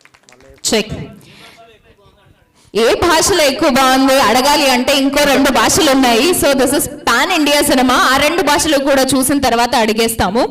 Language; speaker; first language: Telugu; native; Telugu